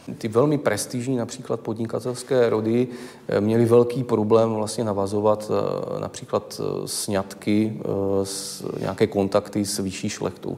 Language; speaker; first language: Czech; native; Czech